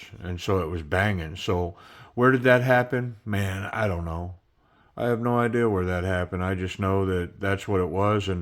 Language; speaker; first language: English; native; English